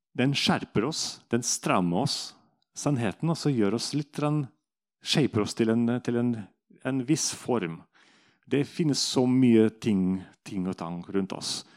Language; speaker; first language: Norwegian; non-native, fluent; Russian